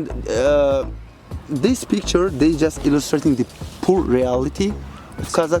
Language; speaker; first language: English; non-native, learner; Kazakh